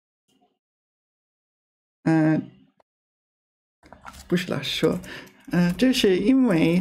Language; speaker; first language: Chinese; non-native, learner; English